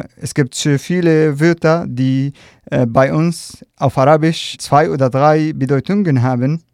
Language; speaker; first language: German; non-native, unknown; Arabic